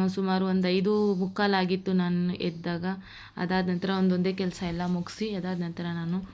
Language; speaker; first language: Kannada; non-native, local second language; Lambadi